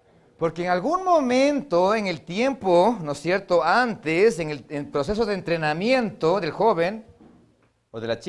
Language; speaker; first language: Spanish; native; Spanish